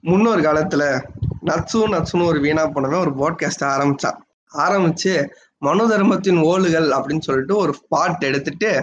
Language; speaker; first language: Tamil; non-native, local second language; Telugu